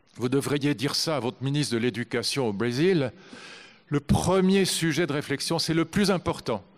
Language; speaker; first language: French; native; French